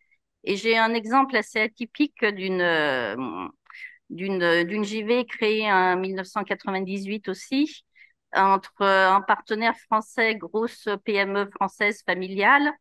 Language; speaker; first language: French; native; French